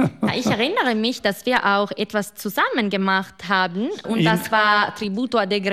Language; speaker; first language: German; non-native, local second language; Italian